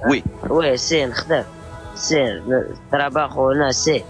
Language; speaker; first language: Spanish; non-native, learner; Arabic